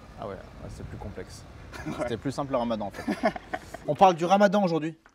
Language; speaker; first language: French; native; French